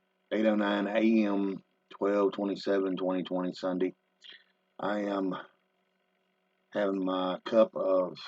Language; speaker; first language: English; native; English